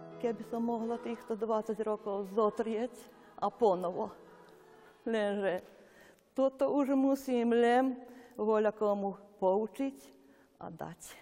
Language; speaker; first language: Slovak; native; Slovak